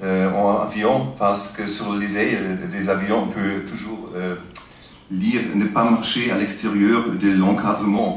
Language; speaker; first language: French; non-native, fluent; German